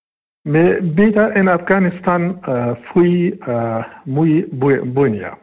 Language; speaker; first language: Spanish; non-native, learner; Pashto